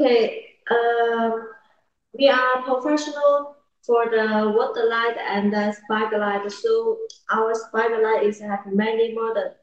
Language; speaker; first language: English; non-native, learner; Chinese